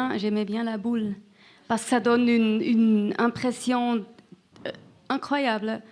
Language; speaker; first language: French; non-native, fluent; Swiss German